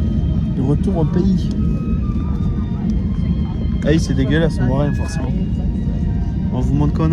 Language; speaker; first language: French; native; French